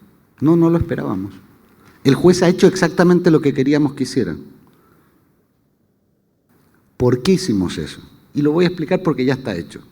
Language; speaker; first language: Spanish; native; Spanish